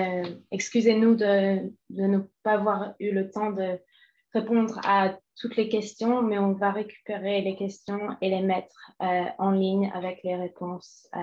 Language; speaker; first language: French; non-native, fluent; English